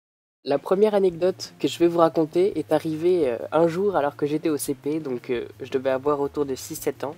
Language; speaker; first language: French; native; French